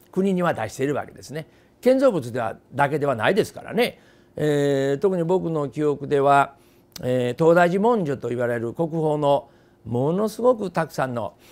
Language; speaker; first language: Japanese; native; Japanese